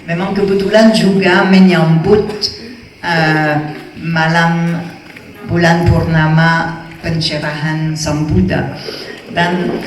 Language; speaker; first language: Indonesian; non-native, fluent; French